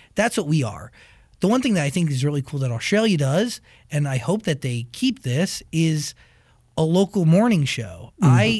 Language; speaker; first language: English; native; English